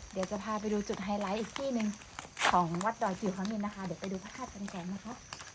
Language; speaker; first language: Thai; non-native, local second language; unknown